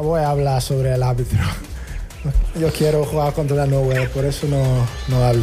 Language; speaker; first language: Spanish; non-native, learner; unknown